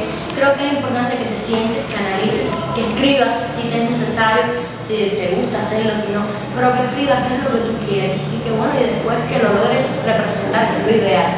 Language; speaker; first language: Spanish; native; Spanish